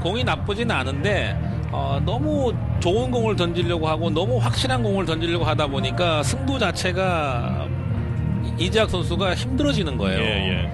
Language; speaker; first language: Korean; native; Korean